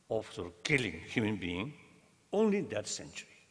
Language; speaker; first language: English; non-native, learner; Tibetan